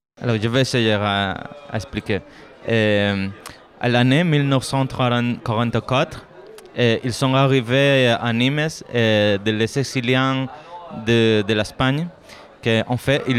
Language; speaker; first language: French; non-native, fluent; Spanish